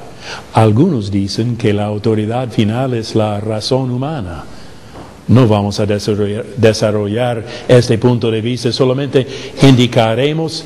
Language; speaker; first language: Spanish; non-native, fluent; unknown